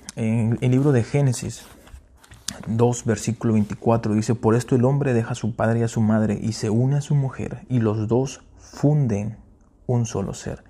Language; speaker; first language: Spanish; early bilingual, heritage; Spanish